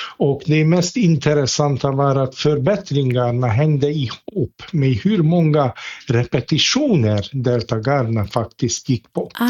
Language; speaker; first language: Swedish; non-native, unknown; Hungarian